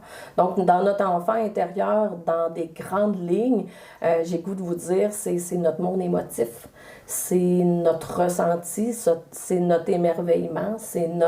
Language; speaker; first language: French; native; French